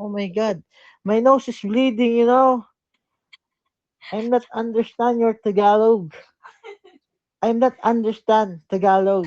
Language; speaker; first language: English; non-native, learner; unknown